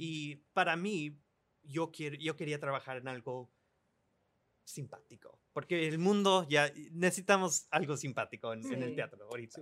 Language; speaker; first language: Spanish; early bilingual, other home language; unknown